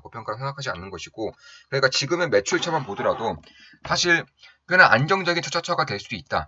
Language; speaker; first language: Korean; native; Korean